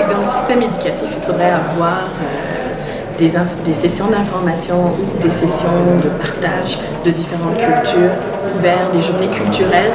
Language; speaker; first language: French; non-native, fluent; Tamil